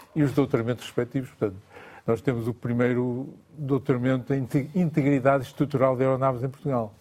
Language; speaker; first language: Portuguese; native; Portuguese